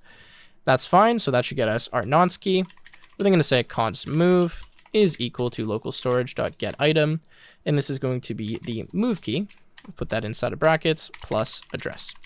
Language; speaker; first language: English; native; English